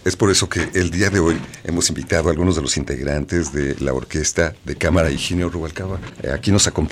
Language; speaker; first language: Spanish; native; Spanish